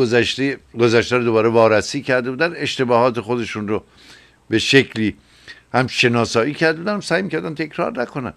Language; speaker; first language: Persian; native; Persian